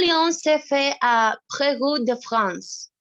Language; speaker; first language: French; non-native, learner; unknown